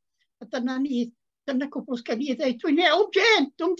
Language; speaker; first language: Welsh; native; Welsh